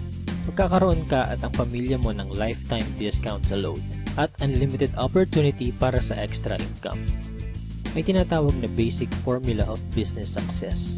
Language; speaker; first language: Filipino; native; Filipino